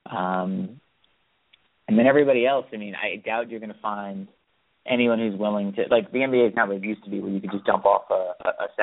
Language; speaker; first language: English; native; English